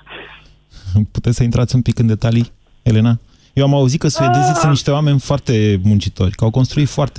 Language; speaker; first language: Romanian; native; Romanian